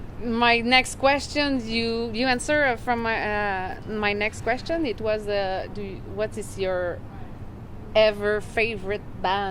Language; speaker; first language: English; non-native, learner; French